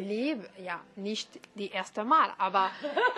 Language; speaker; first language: German; non-native, learner; French